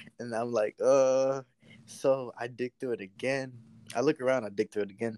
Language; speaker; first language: English; native; English